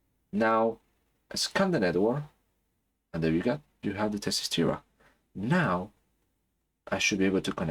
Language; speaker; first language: English; non-native, fluent; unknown